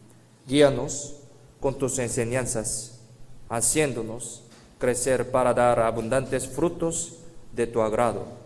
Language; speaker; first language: Spanish; non-native, fluent; Korean